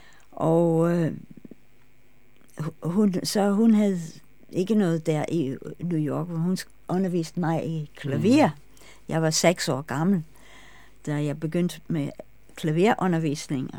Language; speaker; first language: Danish; non-native, fluent; English